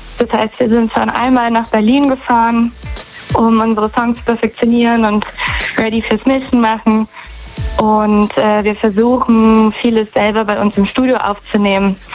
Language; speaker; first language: German; non-native, fluent; Portuguese